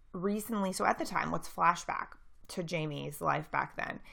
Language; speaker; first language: English; native; English